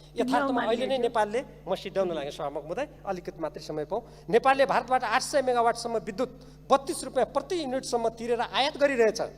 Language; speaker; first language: Nepali; native; Nepali